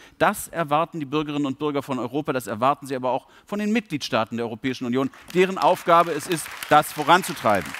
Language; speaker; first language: German; native; German